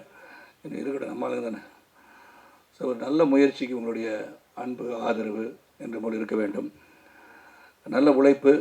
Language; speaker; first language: Tamil; native; Tamil